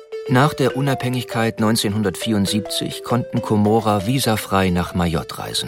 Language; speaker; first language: German; native; German